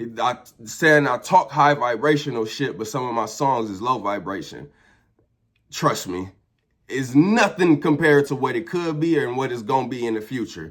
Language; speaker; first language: English; native; English